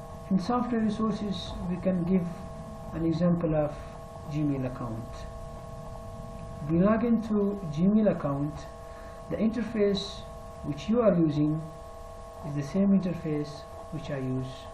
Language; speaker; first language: English; non-native, fluent; Persian